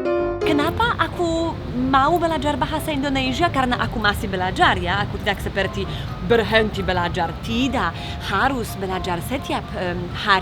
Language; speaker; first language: Indonesian; non-native, fluent; Polish